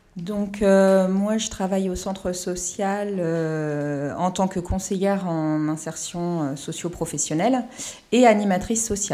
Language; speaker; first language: French; native; French